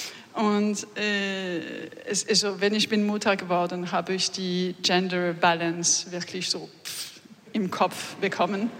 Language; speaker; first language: German; non-native, fluent; French